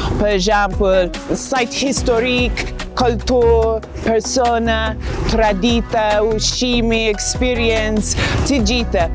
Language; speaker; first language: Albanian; non-native, learner; English